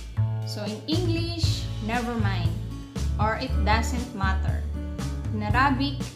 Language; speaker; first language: English; non-native, local second language; Filipino